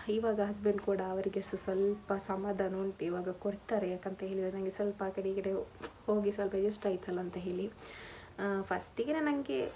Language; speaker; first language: Kannada; non-native, local second language; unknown